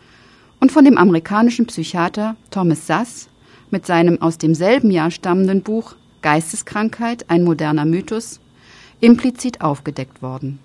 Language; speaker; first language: German; native; German